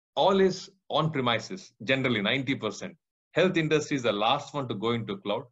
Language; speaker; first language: English; non-native, local second language; Kannada